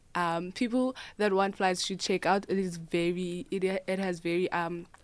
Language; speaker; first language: English; non-native, local second language; Xhosa